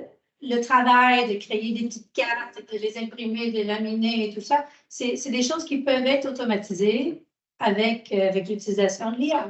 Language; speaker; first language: French; native; French